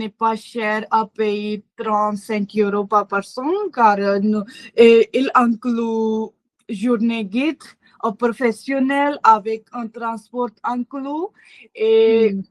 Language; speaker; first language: French; non-native, learner; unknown